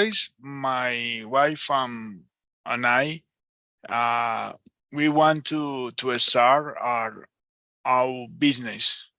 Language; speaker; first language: English; non-native, learner; Spanish